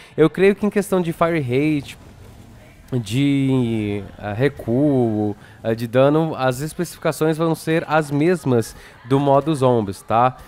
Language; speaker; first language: Portuguese; native; Portuguese